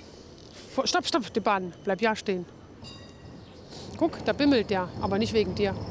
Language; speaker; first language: German; native; German